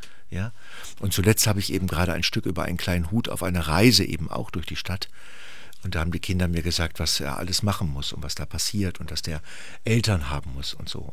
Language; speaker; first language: German; native; German